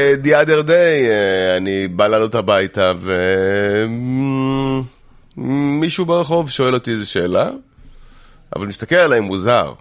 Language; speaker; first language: Hebrew; native; Hebrew